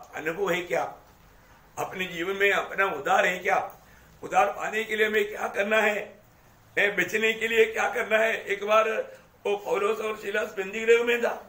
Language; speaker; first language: Hindi; non-native, local second language; Malayalam